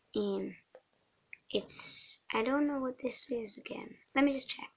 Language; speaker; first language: English; non-native, fluent; Swedish